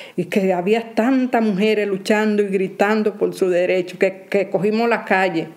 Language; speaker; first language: Spanish; native; Spanish